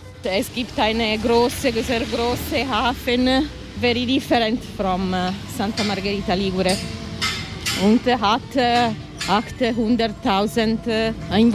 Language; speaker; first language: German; non-native, learner; Italian